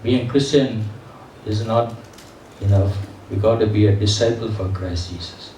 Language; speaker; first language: English; non-native, local second language; Tamil